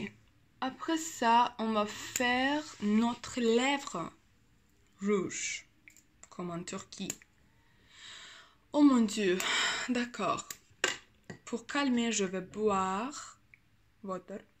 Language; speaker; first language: French; non-native, learner; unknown